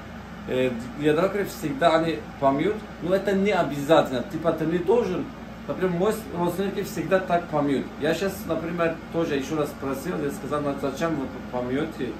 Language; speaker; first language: Russian; non-native, learner; Turkish